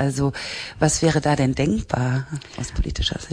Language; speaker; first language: German; native; German